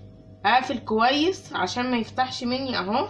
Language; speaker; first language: Arabic; native; Arabic